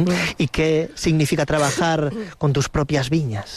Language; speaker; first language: Spanish; native; Spanish